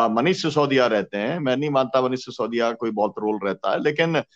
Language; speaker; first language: Hindi; native; Hindi